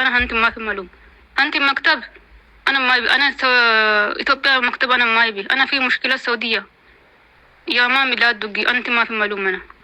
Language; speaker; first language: Arabic; non-native, learner; Amharic